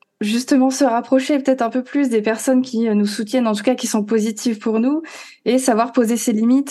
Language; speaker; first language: French; native; French